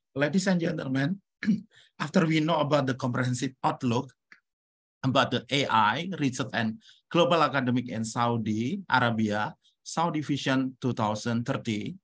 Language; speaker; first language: English; non-native, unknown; Indonesian